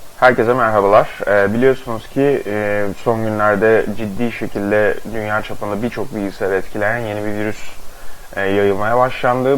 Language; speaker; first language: Turkish; native; Turkish